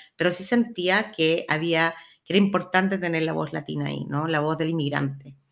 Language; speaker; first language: Spanish; native; Spanish